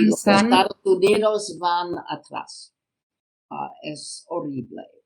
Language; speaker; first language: Spanish; non-native, learner; English